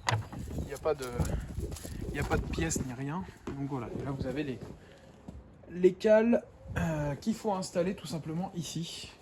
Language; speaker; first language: French; native; French